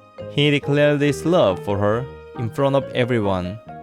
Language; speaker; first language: English; non-native, fluent; Korean